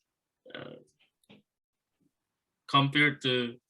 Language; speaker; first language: English; non-native, learner; Japanese